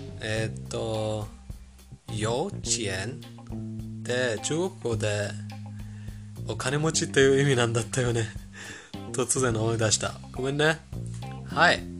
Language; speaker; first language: Japanese; non-native, fluent; Persian